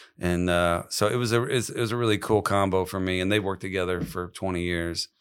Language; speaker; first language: English; native; English